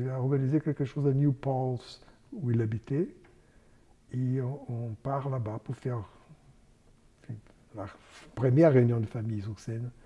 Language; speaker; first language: French; non-native, fluent; Portuguese